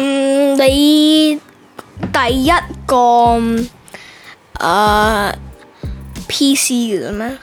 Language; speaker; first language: Cantonese; early bilingual, heritage; Cantonese